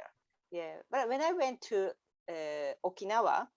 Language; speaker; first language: English; non-native, learner; Japanese